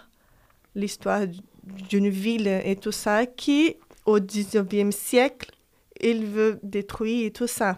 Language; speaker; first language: French; non-native, fluent; Portuguese